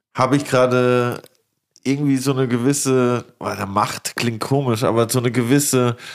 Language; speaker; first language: German; native; German